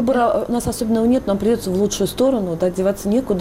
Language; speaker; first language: Russian; native; Russian